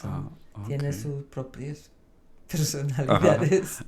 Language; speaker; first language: Spanish; non-native, fluent; Dutch